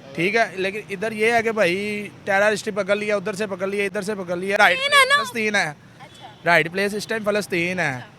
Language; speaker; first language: Urdu; non-native, local second language; Punjabi